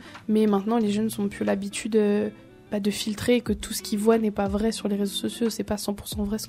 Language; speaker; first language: French; native; French